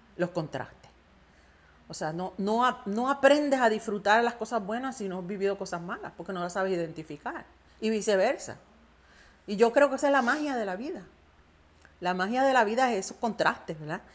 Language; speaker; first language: Spanish; native; Spanish